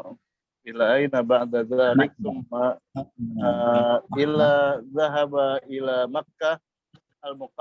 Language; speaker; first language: Arabic; non-native, learner; Indonesian